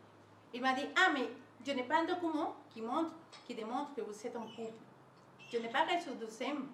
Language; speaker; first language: French; non-native, learner; Spanish